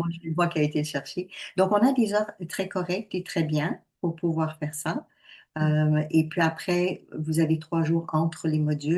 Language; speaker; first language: French; native; French